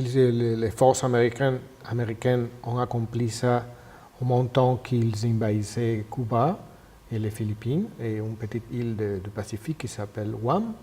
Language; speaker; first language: French; non-native, fluent; Spanish